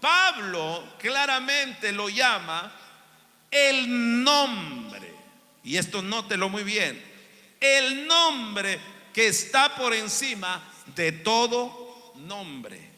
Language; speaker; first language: Spanish; native; Spanish